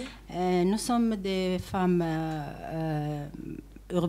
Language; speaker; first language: French; non-native, local second language; Arabic